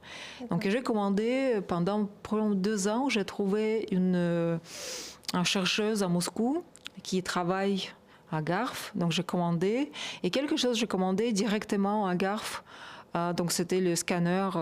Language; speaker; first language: French; non-native, fluent; Russian